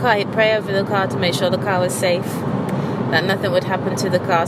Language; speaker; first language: English; native; English